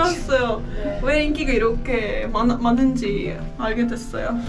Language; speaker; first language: Korean; non-native, fluent; Estonian